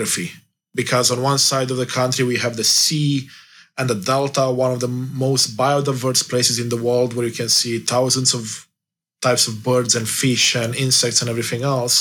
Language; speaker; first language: English; non-native, fluent; Romanian